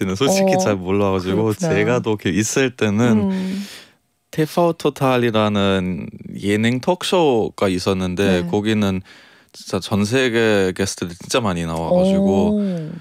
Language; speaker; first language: Korean; non-native, fluent; German